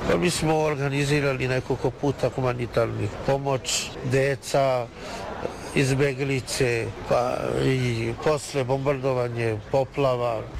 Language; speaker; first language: Serbian; non-native, fluent; Chinese